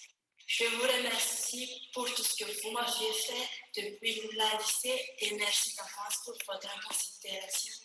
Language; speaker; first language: French; non-native, local second language; Malagasy